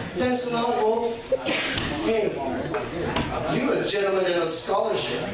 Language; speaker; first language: English; native; English